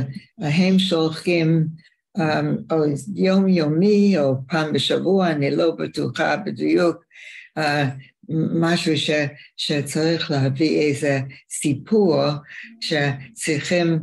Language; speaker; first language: Hebrew; non-native, fluent; English